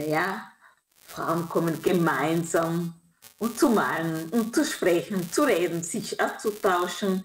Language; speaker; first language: German; non-native, fluent; Kinyarwanda